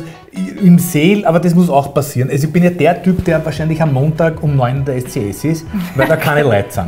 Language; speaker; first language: German; native; German